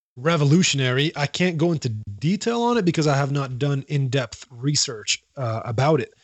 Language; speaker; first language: English; non-native, fluent; Arabic